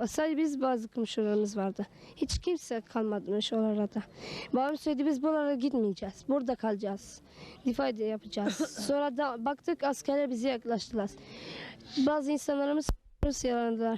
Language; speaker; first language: Turkish; non-native, learner; Kurdish